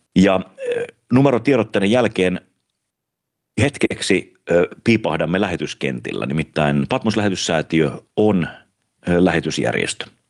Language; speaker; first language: Finnish; native; Finnish